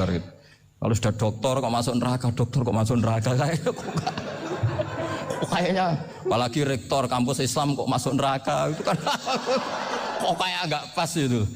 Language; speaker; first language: Indonesian; non-native, local second language; Javanese